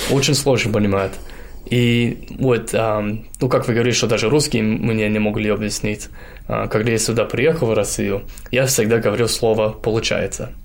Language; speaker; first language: Russian; non-native, fluent; English